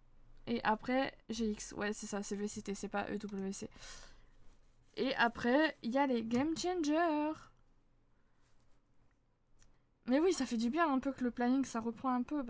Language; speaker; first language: French; native; French